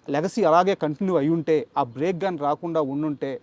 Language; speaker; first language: Telugu; native; Telugu